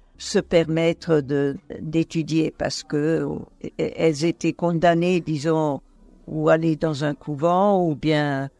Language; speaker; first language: French; non-native, fluent; Italian